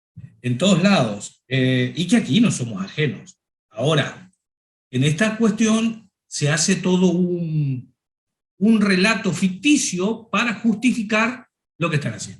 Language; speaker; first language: Spanish; native; Spanish